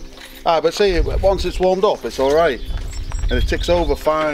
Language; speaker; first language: English; native; English